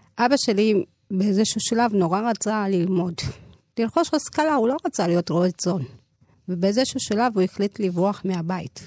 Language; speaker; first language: Hebrew; early bilingual, other home language; Amharic